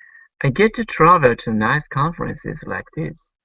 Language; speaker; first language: English; non-native, learner; Japanese